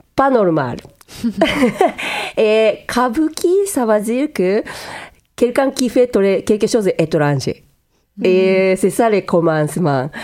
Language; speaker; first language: French; non-native, learner; Japanese